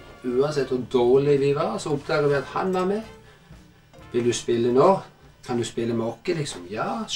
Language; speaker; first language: Norwegian; native; Norwegian